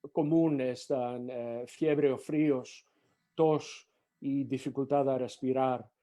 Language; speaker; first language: Spanish; non-native, learner; English